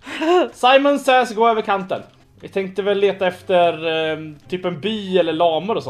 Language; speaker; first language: Swedish; native; Swedish